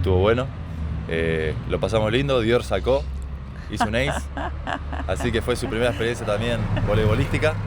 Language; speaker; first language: Spanish; native; Spanish